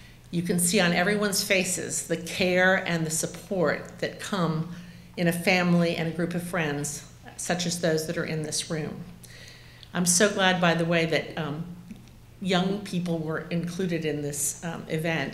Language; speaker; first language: English; native; English